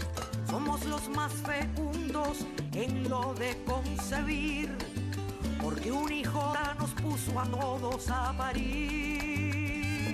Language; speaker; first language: Spanish; native; Spanish